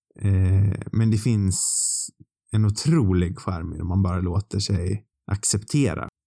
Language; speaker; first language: Swedish; native; Swedish